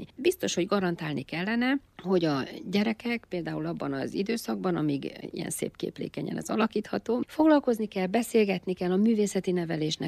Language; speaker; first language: Hungarian; native; Hungarian